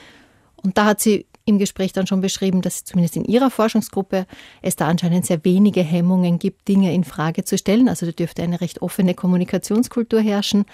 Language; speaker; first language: German; native; German